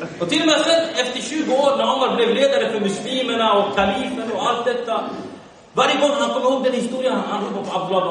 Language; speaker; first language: Swedish; early bilingual, other home language; Arabic